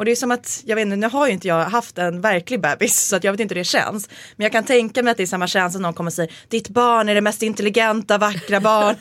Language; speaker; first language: Swedish; native; Swedish